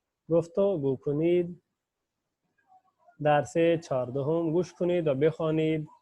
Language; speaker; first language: Persian; non-native, fluent; Urdu